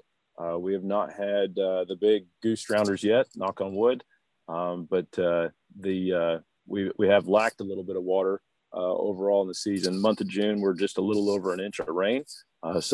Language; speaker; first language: English; native; English